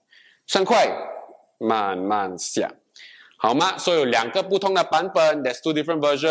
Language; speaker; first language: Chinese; native; Chinese